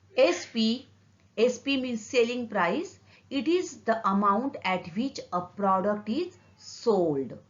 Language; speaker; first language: English; non-native, local second language; Marathi